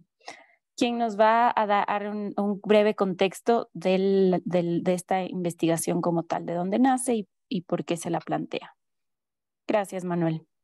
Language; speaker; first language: Spanish; native; Spanish